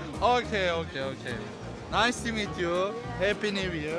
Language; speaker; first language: English; non-native, learner; Turkish